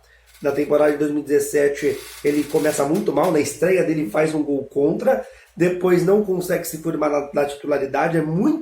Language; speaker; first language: Portuguese; native; Portuguese